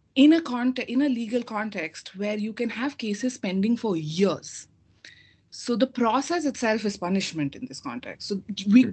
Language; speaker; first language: English; non-native, local second language; Hindi